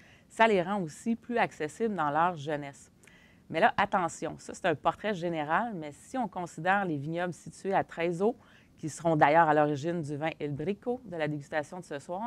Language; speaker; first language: French; native; French